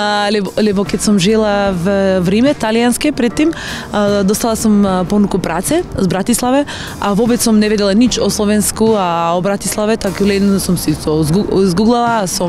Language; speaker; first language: Slovak; non-native, learner; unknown